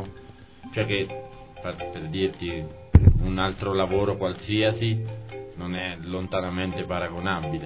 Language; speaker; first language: Italian; non-native, fluent; Spanish